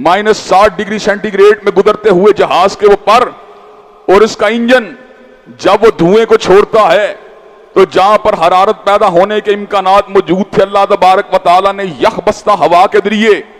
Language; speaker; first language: Urdu; native; Urdu